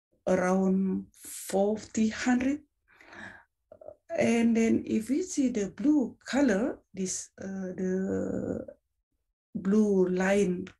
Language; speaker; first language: English; non-native, fluent; Indonesian